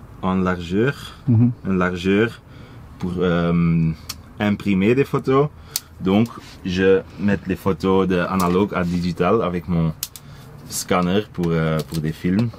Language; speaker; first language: French; non-native, local second language; Dutch